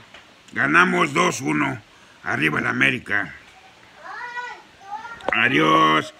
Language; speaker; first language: Spanish; native; Spanish